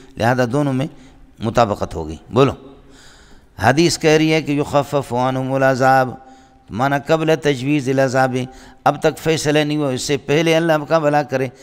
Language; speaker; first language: Urdu; non-native, local second language; Brahui